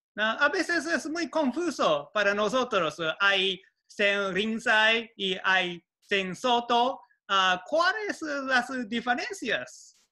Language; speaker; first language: Spanish; non-native, learner; Japanese